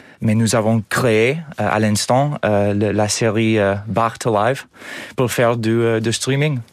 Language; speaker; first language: French; non-native, learner; English